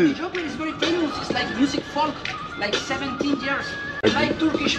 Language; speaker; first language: English; non-native, learner; Spanish